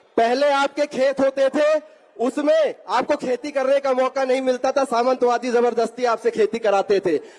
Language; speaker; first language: Hindi; native; Hindi